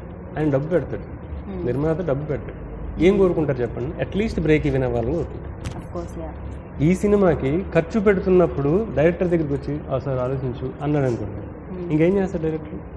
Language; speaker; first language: Telugu; native; Telugu